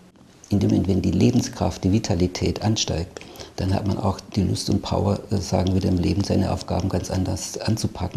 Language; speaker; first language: German; native; German